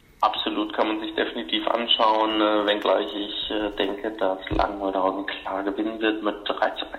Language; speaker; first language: German; native; German